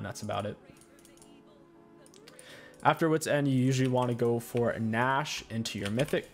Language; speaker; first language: English; native; English